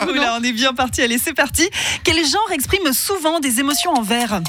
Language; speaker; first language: French; native; French